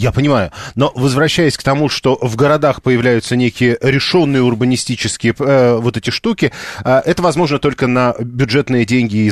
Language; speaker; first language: Russian; native; Russian